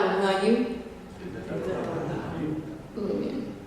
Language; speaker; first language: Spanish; non-native, fluent; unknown